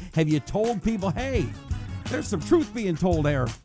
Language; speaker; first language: English; native; English